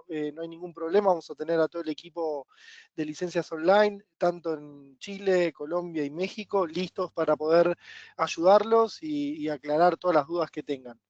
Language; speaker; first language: Spanish; native; Spanish